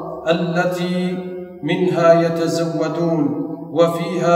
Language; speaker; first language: Arabic; native; Arabic